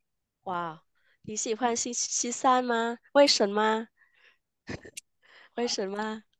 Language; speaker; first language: Chinese; non-native, fluent; Vietnamese